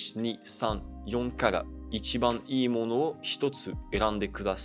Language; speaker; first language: Japanese; non-native, learner; French